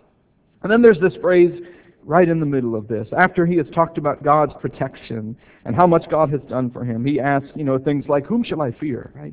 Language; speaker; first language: English; native; English